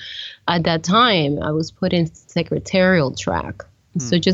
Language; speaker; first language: English; early bilingual, other home language; Spanish